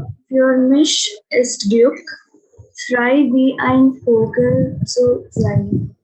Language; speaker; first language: German; non-native, learner; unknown